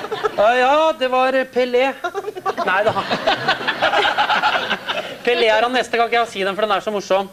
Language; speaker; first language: Norwegian; native; Norwegian